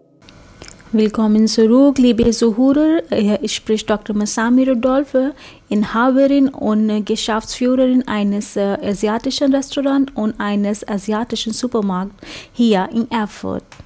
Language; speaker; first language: German; non-native, fluent; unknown